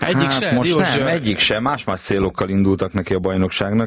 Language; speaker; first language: Hungarian; native; Hungarian